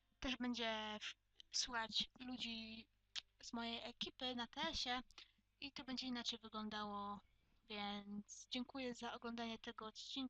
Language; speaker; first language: Polish; native; Polish